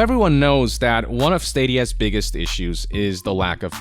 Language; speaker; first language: English; native; English